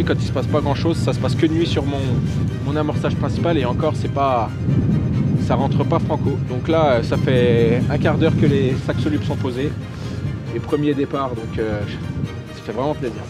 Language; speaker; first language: French; native; French